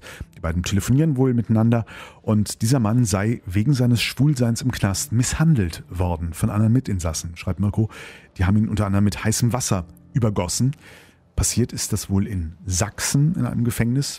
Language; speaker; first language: German; native; German